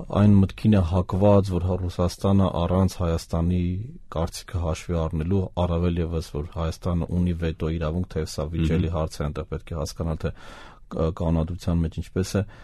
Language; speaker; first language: Armenian; native; Armenian